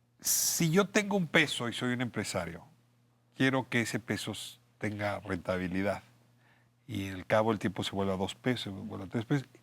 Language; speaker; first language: Spanish; native; Spanish